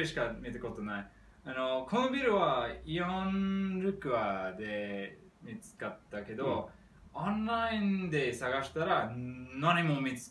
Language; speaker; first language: Japanese; non-native, learner; English